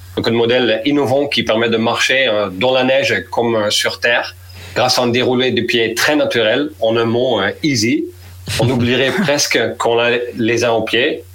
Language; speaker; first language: French; non-native, fluent; Dutch